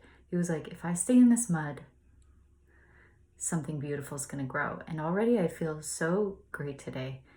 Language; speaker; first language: English; native; English